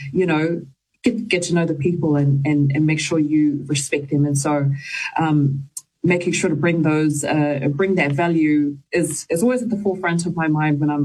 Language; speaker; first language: English; native; English